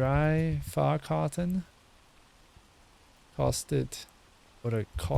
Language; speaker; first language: German; non-native, learner; English